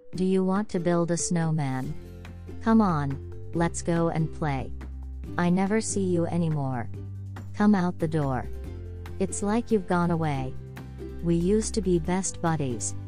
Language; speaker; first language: English; non-native, fluent; Thai